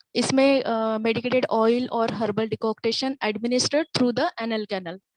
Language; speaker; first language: Hindi; non-native, local second language; Marathi